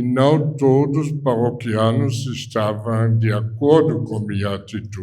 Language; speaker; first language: Portuguese; non-native, fluent; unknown